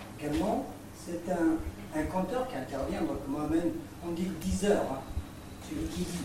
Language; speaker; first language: French; non-native, local second language; Arabic